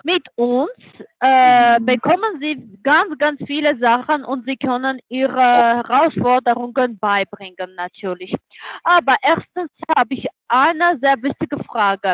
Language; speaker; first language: German; non-native, learner; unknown